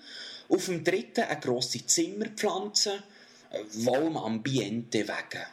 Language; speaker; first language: German; native; German